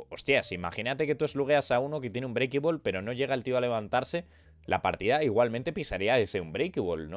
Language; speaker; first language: Spanish; native; Spanish